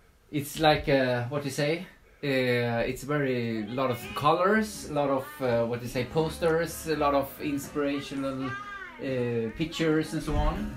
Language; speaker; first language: English; non-native, fluent; Swedish